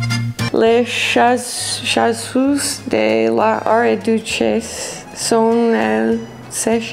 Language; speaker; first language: French; non-native, learner; English